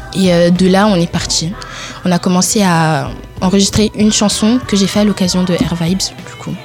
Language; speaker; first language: French; early bilingual, other home language; Italian